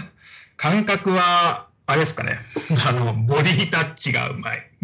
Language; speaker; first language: Japanese; native; Japanese